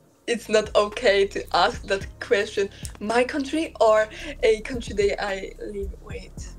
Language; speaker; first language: English; non-native, learner; Polish